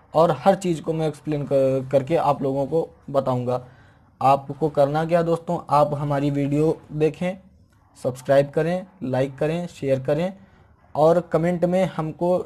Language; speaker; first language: Hindi; native; Hindi